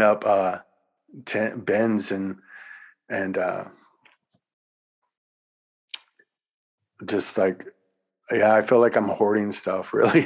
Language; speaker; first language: English; native; English